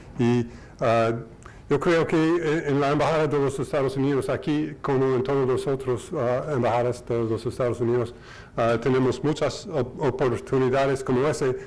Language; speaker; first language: Spanish; non-native, learner; English